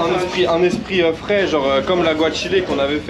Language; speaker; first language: French; native; French